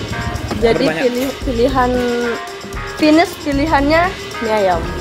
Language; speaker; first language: Indonesian; native; Indonesian